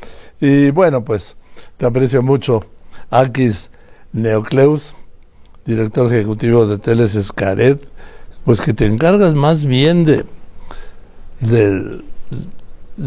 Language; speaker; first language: Spanish; native; Spanish